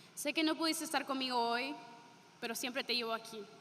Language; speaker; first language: Spanish; early bilingual, other home language; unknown